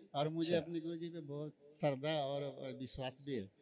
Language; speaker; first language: Hindi; native; Hindi